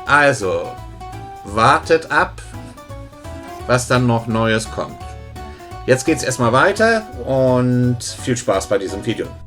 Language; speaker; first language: German; native; German